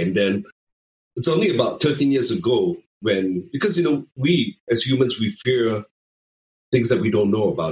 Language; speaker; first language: English; native; English